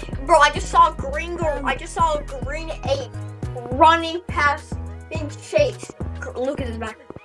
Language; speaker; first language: English; native; English